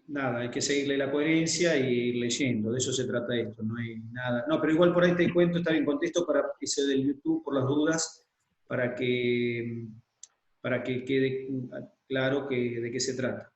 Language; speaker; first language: Spanish; native; Spanish